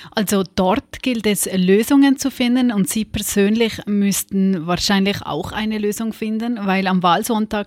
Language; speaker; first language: German; native; German